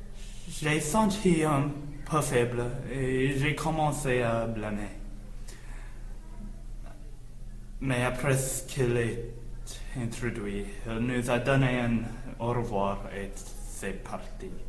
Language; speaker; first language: French; non-native, learner; English